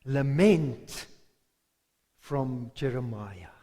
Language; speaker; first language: English; non-native, local second language; Afrikaans